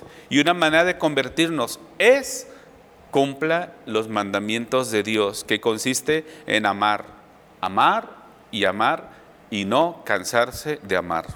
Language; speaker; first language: Spanish; native; Spanish